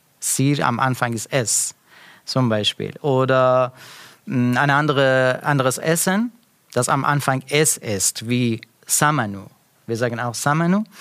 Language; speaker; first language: German; non-native, learner; Persian